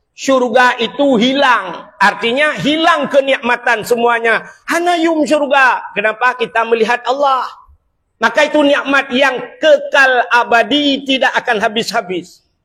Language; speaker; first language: Malay; non-native, local second language; Achinese